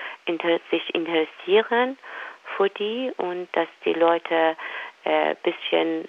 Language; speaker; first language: German; non-native, fluent; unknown